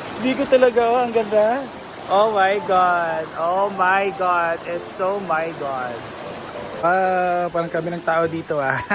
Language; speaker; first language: Filipino; non-native, local second language; Cebuano